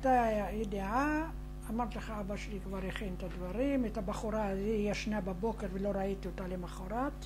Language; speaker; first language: Hebrew; non-native, fluent; Arabic